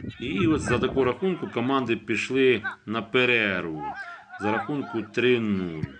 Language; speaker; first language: Ukrainian; native; Ukrainian